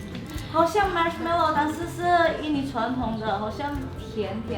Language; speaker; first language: Chinese; non-native, fluent; Indonesian